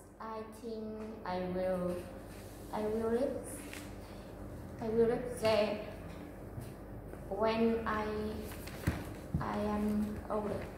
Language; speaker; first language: English; non-native, learner; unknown